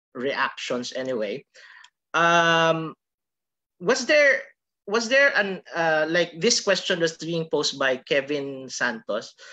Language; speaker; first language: English; non-native, local second language; Filipino